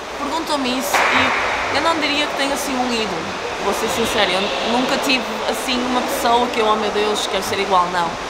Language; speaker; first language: Portuguese; early bilingual, other home language; Ukrainian